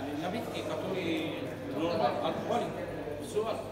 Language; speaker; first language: Russian; non-native, learner; Arabic